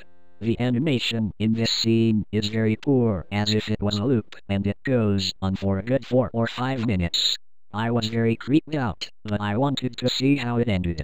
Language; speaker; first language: English; native; English